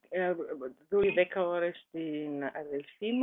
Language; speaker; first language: Greek; non-native, learner; German